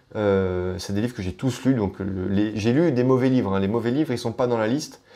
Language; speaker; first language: French; native; French